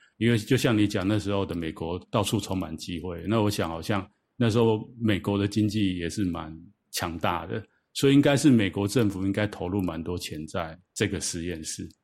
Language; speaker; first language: Chinese; native; Chinese